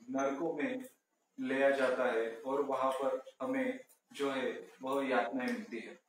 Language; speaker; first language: Hindi; non-native, local second language; Marathi